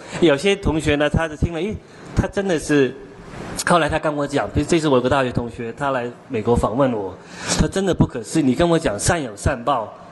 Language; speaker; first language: Chinese; non-native, local second language; Cantonese